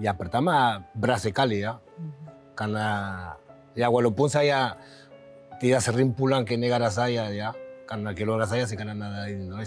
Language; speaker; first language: Indonesian; non-native, learner; Spanish